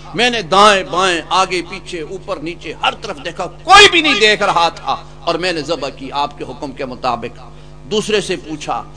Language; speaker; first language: Urdu; non-native, local second language; Punjabi